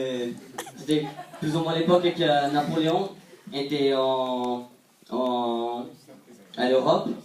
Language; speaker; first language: French; non-native, fluent; Portuguese